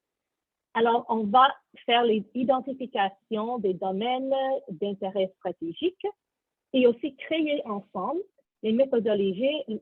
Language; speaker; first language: French; non-native, learner; English